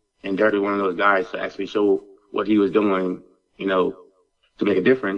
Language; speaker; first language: English; native; English